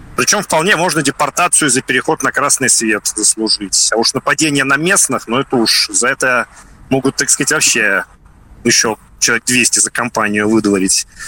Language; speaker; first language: Russian; native; Russian